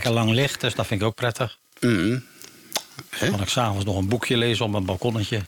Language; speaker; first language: Dutch; native; Dutch